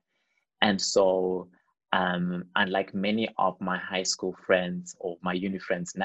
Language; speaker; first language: English; non-native, local second language; Shona